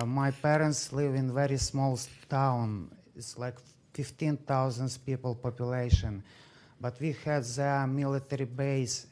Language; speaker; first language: English; non-native, learner; Ukrainian